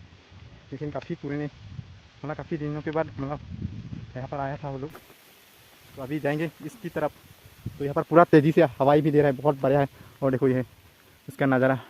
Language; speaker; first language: Hindi; non-native, local second language; Karbi